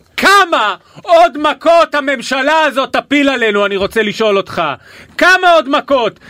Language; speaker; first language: Hebrew; native; Hebrew